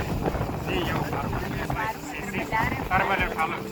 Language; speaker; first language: Portuguese; non-native, learner; Nepali